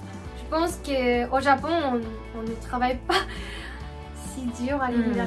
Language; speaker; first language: French; non-native, fluent; Japanese